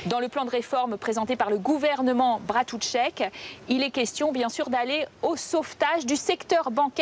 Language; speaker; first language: French; native; French